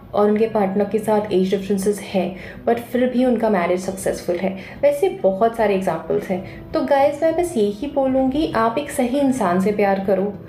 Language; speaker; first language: Hindi; non-native, local second language; Bangla